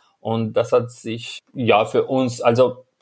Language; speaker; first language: German; non-native, fluent; Albanian